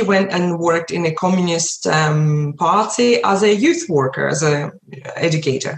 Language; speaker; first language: English; early bilingual, other home language; Russian